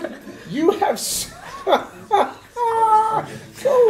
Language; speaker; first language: English; native; English